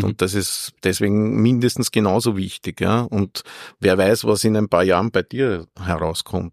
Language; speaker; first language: German; native; German